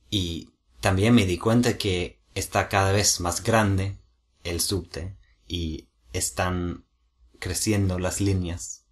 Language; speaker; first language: Spanish; non-native, fluent; English